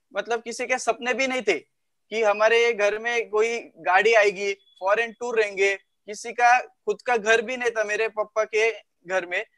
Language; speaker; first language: Hindi; non-native, local second language; Marathi